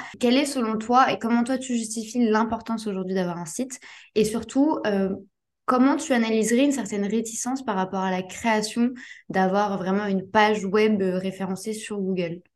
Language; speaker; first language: French; native; French